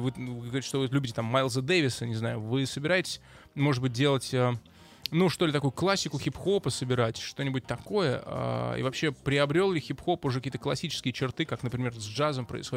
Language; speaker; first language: Russian; native; Russian